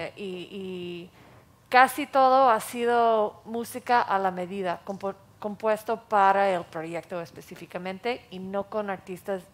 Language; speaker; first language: Spanish; non-native, fluent; English